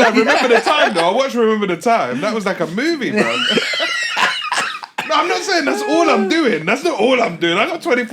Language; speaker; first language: English; native; English